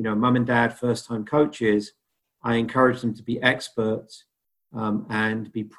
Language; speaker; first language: English; native; English